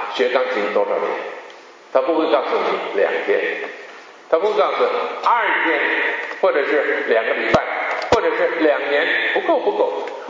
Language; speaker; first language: Chinese; non-native, local second language; Cantonese